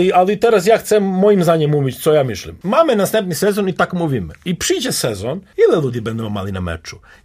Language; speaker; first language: Polish; non-native, learner; Serbian